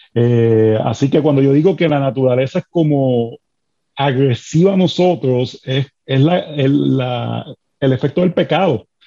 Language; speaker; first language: Spanish; native; Spanish